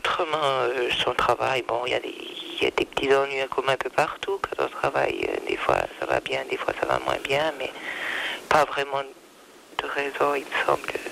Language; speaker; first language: French; native; French